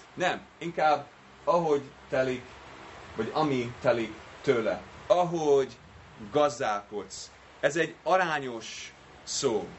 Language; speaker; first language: Hungarian; non-native, fluent; English